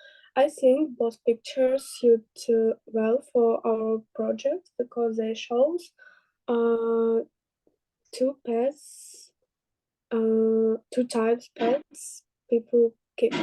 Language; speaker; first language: English; non-native, learner; Russian